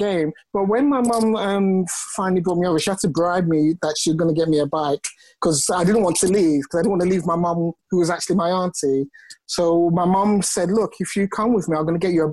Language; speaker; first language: English; non-native, local second language; Ga